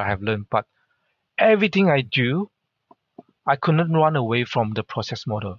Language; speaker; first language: English; non-native, local second language; Hakka Chinese